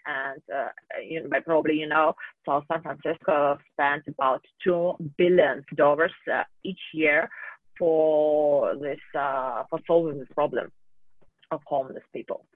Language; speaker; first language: English; non-native, fluent; Russian